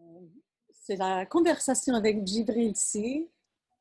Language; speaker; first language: French; non-native, fluent; English